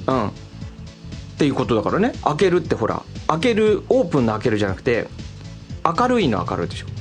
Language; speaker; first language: Japanese; native; Japanese